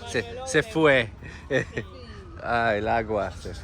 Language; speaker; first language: Spanish; non-native, learner; English